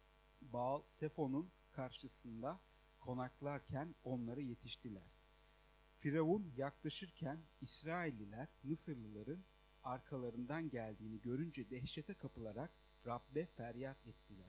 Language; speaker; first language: Turkish; native; Turkish